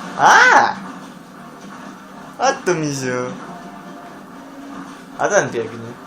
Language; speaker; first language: Polish; native; Polish